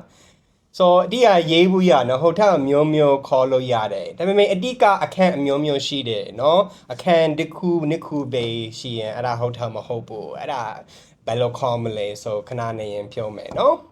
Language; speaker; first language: Burmese; non-native, fluent; English